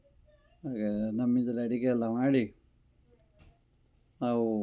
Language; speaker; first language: Kannada; native; Kannada